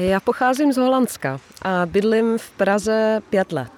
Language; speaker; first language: Czech; non-native, fluent; Dutch